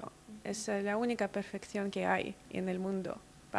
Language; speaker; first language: Spanish; non-native, fluent; Russian